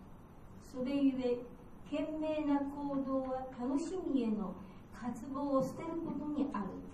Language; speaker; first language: Japanese; native; Japanese